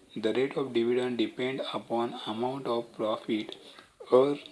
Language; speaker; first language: English; non-native, local second language; Marathi